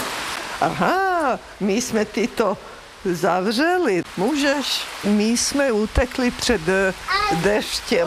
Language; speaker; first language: Czech; non-native, fluent; Serbian